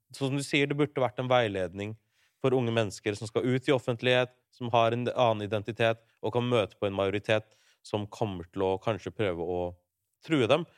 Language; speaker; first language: Norwegian; early bilingual, other home language; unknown